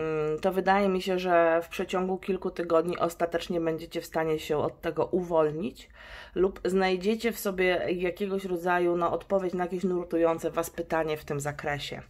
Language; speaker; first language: Polish; native; Polish